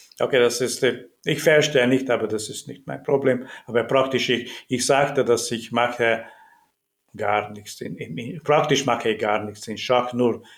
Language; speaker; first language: German; non-native, learner; Hungarian